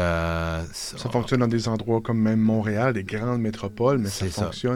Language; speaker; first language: French; native; French